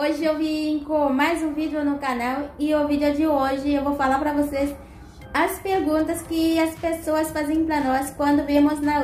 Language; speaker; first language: Portuguese; non-native, fluent; Haitian Creole